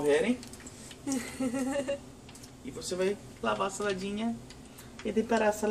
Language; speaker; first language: Portuguese; native; Portuguese